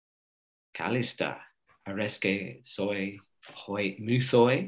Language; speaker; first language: Greek; non-native, fluent; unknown